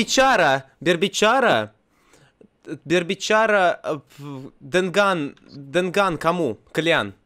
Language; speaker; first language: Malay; non-native, learner; Russian